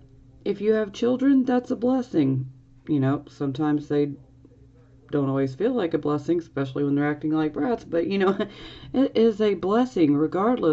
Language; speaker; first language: English; native; English